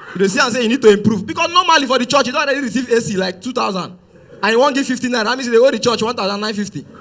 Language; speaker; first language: Nigerian Pidgin; non-native, local second language; Yoruba